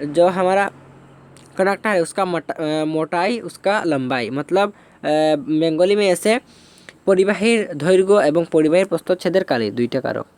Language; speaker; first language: Hindi; non-native, local second language; Bangla